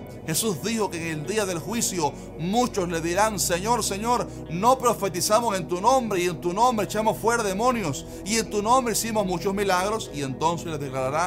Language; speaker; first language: Spanish; native; Spanish